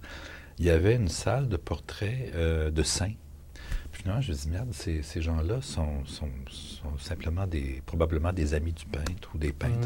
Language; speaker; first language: French; native; French